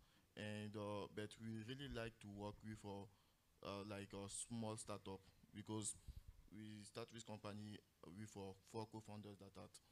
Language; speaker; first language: English; non-native, local second language; French